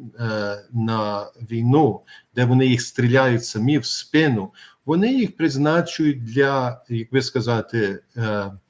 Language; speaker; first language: Ukrainian; early bilingual, heritage; Ukrainian